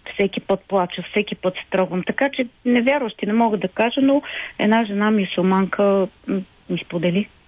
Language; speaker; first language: Bulgarian; native; Bulgarian